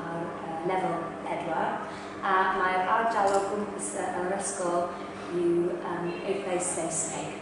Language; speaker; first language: Welsh; non-native, learner; English